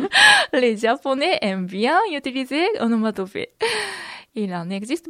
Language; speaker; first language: French; non-native, fluent; Japanese